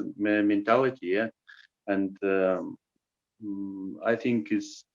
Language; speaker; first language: English; non-native, learner; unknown